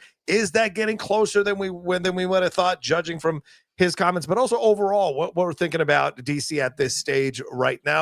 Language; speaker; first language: English; native; English